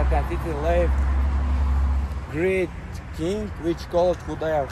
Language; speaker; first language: English; non-native, learner; Uzbek